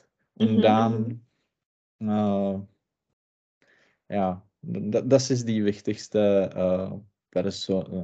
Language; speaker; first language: German; non-native, learner; Czech